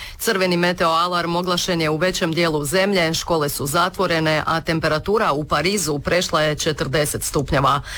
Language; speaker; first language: Croatian; native; Croatian